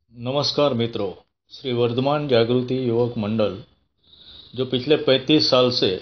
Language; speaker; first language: Hindi; non-native, local second language; Gujarati